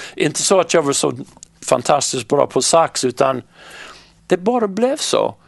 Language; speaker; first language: Swedish; non-native, fluent; English